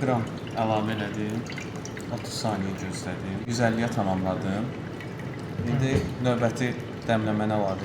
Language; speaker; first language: Azerbaijani; native; Azerbaijani